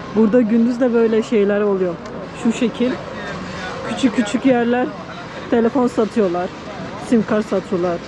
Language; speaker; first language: Turkish; native; Turkish